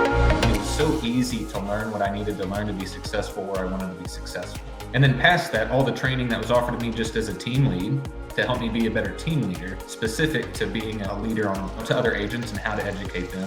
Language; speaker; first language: English; native; English